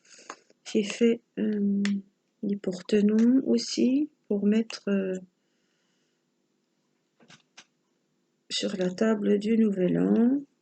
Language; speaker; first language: French; native; French